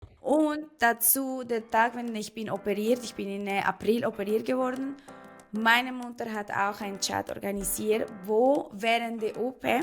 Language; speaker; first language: German; non-native, fluent; Spanish